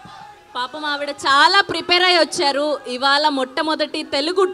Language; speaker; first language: Telugu; native; Telugu